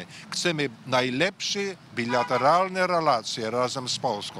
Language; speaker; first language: Polish; early bilingual, heritage; English